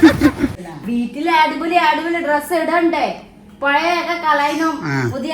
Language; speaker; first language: Malayalam; non-native, learner; Nepali